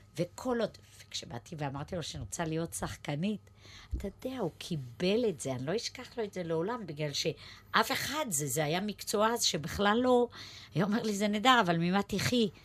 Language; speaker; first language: Hebrew; native; Hebrew